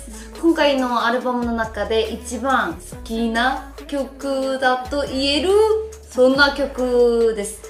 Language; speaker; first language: Japanese; non-native, learner; Korean